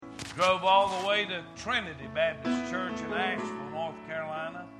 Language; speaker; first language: English; native; English